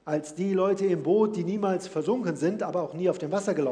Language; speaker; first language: German; native; German